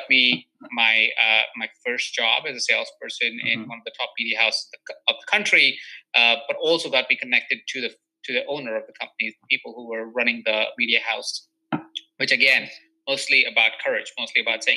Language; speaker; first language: English; non-native, local second language; Hindi